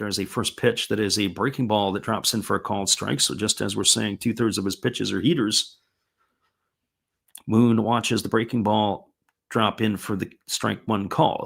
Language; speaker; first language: English; native; English